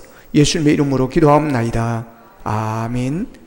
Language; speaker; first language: Korean; native; Korean